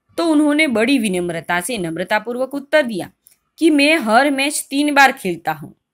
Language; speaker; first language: Hindi; non-native, local second language; Gujarati